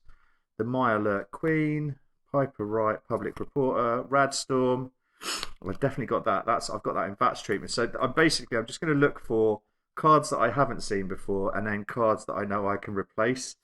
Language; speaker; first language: English; native; English